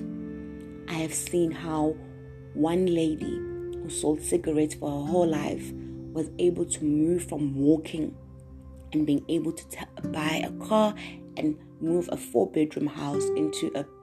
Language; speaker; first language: English; non-native, local second language; Zulu